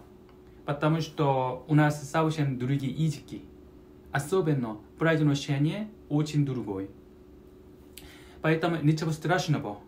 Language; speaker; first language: Russian; non-native, learner; Korean